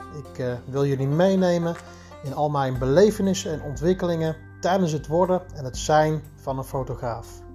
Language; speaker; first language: Dutch; native; Dutch